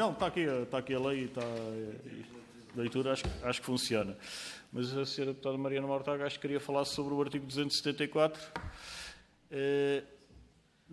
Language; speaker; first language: Portuguese; native; Portuguese